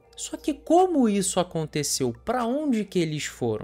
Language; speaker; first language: Portuguese; native; Portuguese